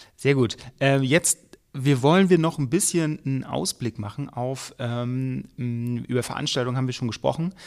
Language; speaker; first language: German; native; German